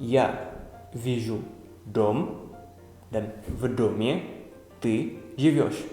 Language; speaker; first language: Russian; non-native, fluent; Indonesian